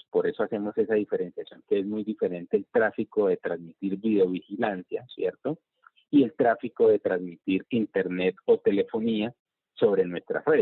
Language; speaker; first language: Spanish; native; Spanish